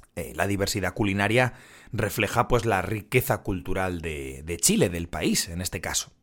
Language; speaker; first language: Spanish; native; Spanish